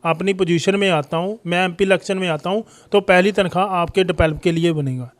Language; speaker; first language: Hindi; non-native, local second language; Punjabi